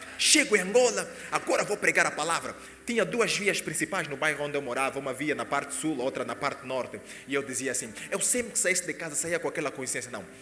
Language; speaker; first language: Portuguese; native; Portuguese